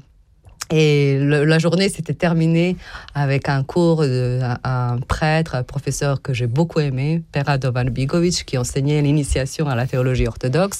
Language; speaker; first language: French; non-native, fluent; Serbian